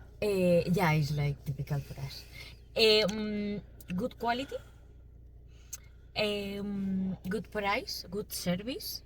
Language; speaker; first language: English; non-native, learner; Spanish